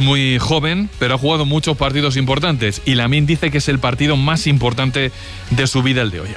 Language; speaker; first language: Spanish; native; Spanish